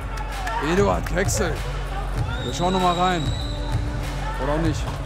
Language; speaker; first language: German; native; German